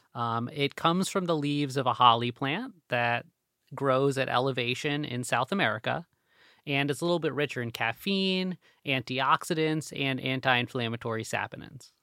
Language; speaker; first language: English; early bilingual, other home language; Hindi